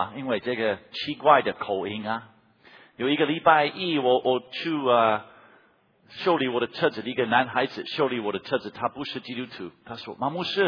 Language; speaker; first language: Chinese; non-native, fluent; English